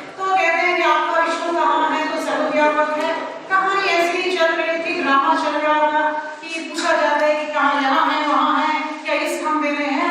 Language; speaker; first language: Hindi; non-native, local second language; Telugu